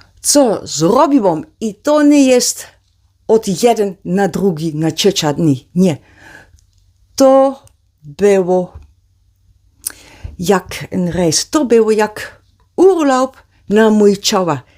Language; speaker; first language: Polish; non-native, learner; Dutch